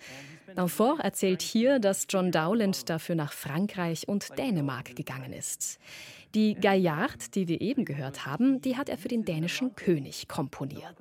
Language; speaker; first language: German; native; German